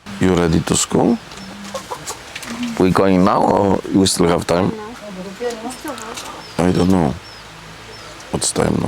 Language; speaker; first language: English; non-native, learner; Polish